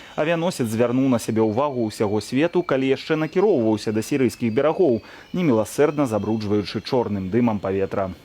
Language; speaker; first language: Belarusian; native; Belarusian